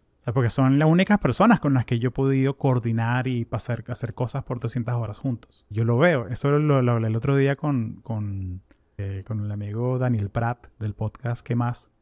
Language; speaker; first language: Spanish; native; Spanish